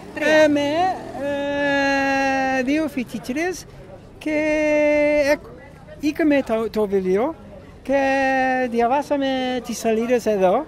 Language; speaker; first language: Greek; non-native, learner; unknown